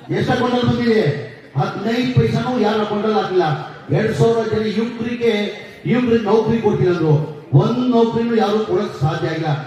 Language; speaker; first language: Kannada; non-native, local second language; Urdu